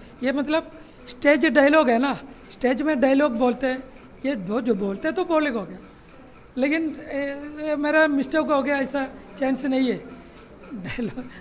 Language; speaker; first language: Hindi; non-native, learner; Malayalam